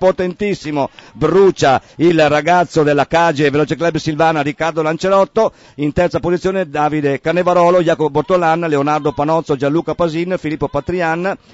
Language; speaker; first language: Italian; native; Italian